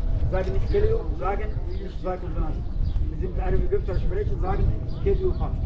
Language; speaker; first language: German; non-native, learner; Arabic